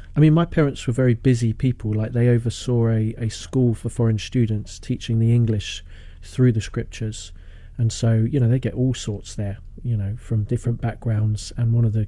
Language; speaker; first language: English; native; English